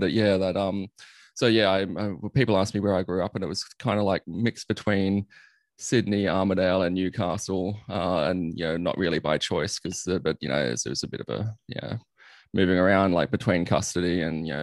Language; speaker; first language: English; native; English